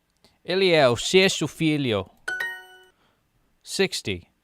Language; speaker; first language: Portuguese; non-native, learner; English